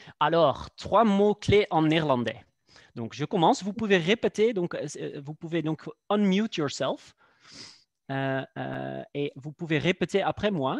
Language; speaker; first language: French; non-native, fluent; Dutch